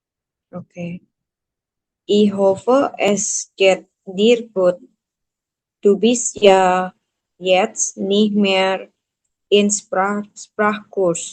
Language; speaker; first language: German; non-native, learner; Indonesian